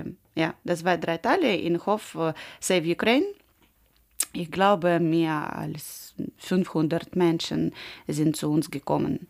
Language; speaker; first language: German; non-native, learner; Ukrainian